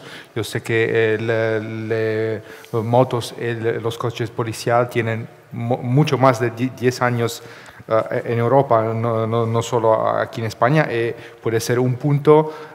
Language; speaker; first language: Spanish; non-native, learner; Italian